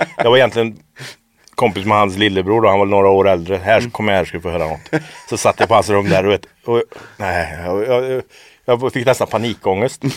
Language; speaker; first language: Swedish; native; Swedish